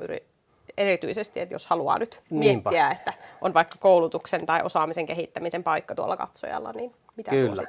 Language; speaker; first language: Finnish; native; Finnish